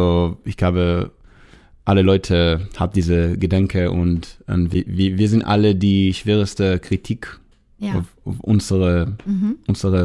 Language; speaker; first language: German; non-native, learner; Hebrew